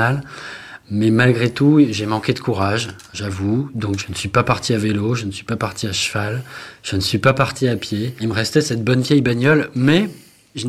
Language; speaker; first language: French; native; French